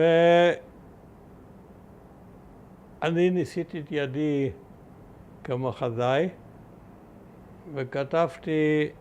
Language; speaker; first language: Hebrew; early bilingual, other home language; German